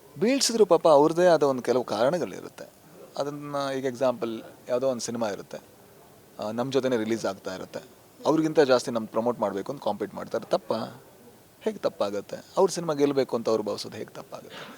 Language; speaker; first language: Kannada; non-native, local second language; Tulu